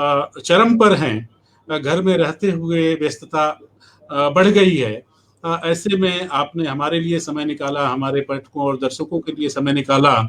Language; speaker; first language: Hindi; native; Hindi